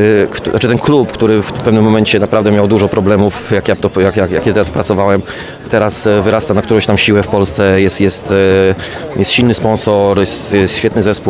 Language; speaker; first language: Polish; native; Polish